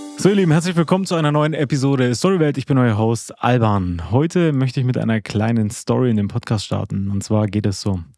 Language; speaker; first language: German; early bilingual, other home language; Albanian